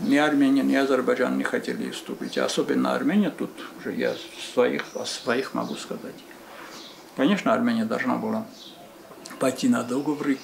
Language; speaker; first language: Russian; non-native, local second language; Armenian